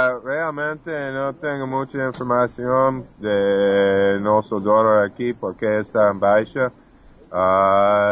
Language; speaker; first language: Portuguese; non-native, fluent; English